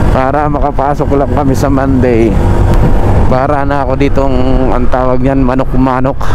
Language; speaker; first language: Filipino; non-native, local second language; Bikol